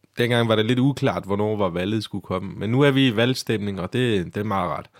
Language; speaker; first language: Danish; non-native, fluent; Turkish